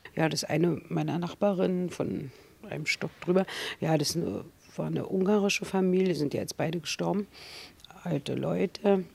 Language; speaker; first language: German; native; German